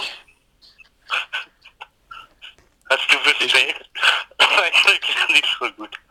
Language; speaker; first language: German; non-native, learner; English